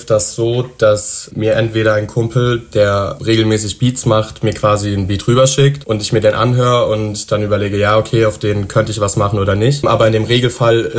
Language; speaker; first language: German; native; German